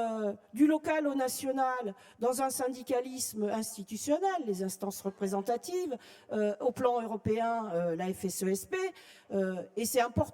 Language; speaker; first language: French; native; French